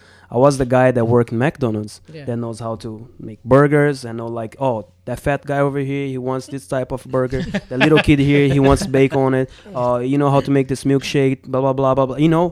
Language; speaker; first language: English; non-native, fluent; Portuguese